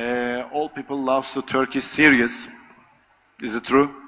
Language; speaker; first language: English; non-native, learner; Turkish